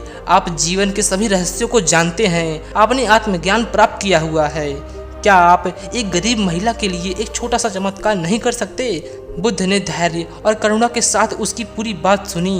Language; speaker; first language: Hindi; native; Hindi